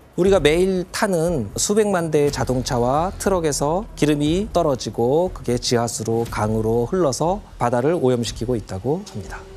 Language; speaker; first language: Korean; native; Korean